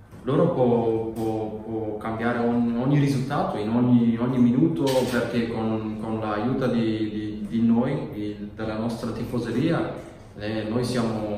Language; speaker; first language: Italian; non-native, learner; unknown